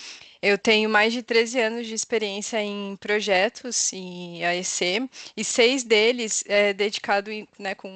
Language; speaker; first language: Portuguese; native; Portuguese